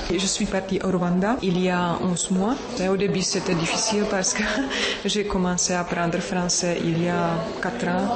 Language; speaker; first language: French; non-native, learner; Czech